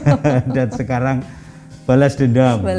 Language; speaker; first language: Indonesian; native; Indonesian